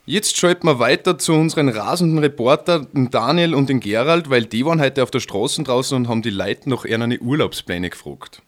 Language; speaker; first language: German; native; German